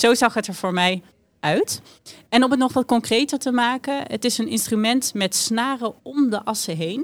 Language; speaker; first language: Dutch; native; Dutch